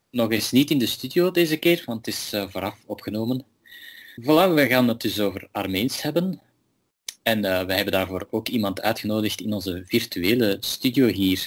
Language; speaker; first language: Dutch; native; Dutch